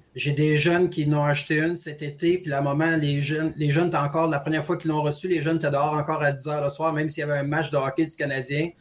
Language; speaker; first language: French; native; French